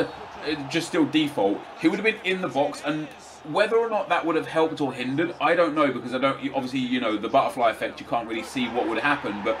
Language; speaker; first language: English; native; English